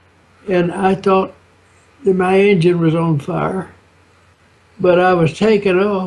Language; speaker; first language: English; native; English